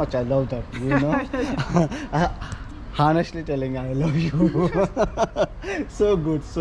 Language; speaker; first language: English; non-native, learner; Telugu